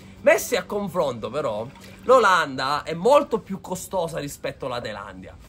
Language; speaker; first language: Italian; non-native, local second language; Sicilian